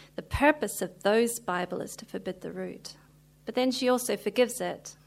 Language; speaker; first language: English; native; English